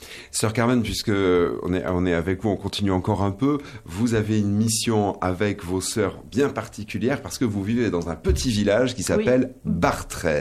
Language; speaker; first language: French; native; French